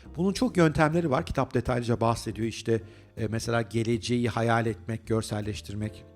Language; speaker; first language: Turkish; native; Turkish